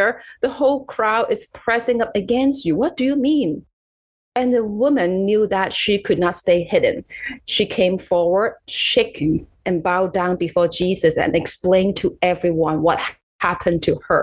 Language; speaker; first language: English; non-native, local second language; Cantonese